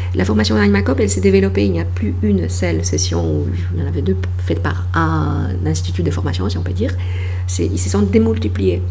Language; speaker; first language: French; non-native, fluent; Polish